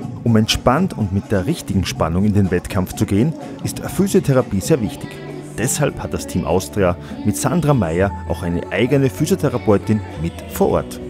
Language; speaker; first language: German; native; German